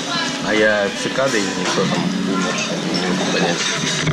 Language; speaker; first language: Russian; native; Russian